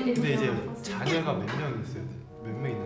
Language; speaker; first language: Korean; native; Korean